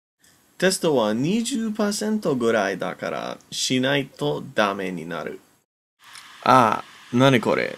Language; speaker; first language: Japanese; non-native, learner; English